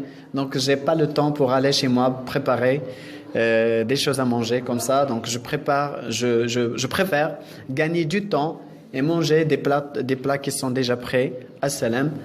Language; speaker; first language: French; non-native, local second language; Arabic